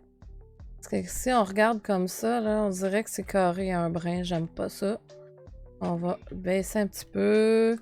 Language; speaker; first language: French; native; French